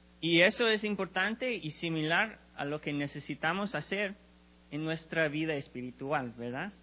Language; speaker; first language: Spanish; non-native, learner; English